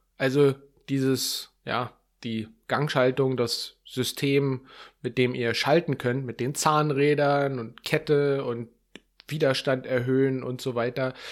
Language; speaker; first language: German; native; German